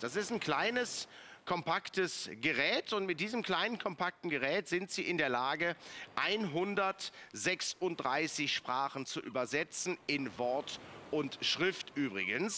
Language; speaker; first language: German; native; German